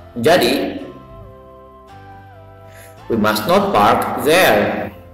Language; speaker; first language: English; non-native, fluent; Indonesian